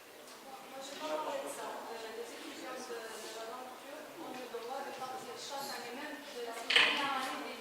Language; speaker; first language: French; non-native, local second language; Arabic